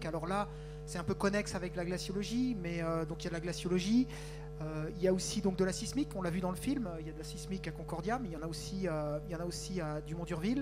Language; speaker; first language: French; native; French